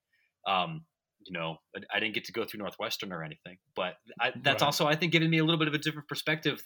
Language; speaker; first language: English; native; English